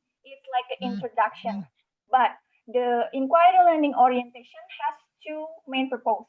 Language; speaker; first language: English; non-native, learner; Indonesian